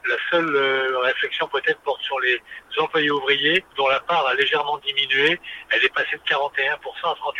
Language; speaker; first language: French; native; French